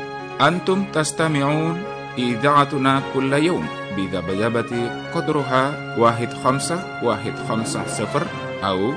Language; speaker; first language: Arabic; non-native, fluent; Indonesian